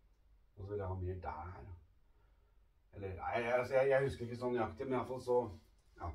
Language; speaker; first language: Norwegian; native; Norwegian